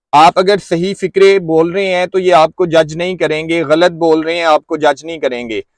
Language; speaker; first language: Urdu; non-native, local second language; Punjabi